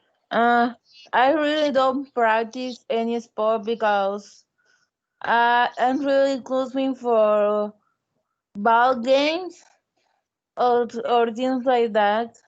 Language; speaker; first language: English; non-native, learner; Spanish